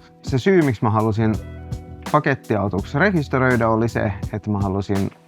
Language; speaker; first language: Finnish; non-native, local second language; Swedish